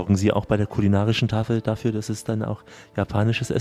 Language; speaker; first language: German; native; German